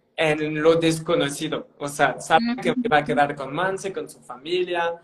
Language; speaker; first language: Spanish; non-native, fluent; French